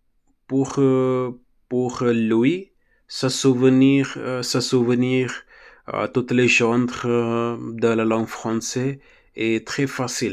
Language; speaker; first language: French; non-native, learner; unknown